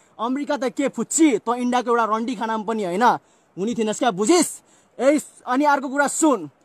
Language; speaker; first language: Nepali; native; Nepali